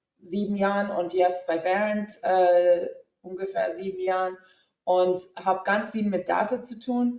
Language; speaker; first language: German; early bilingual, heritage; English